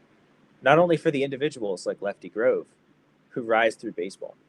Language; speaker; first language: English; native; English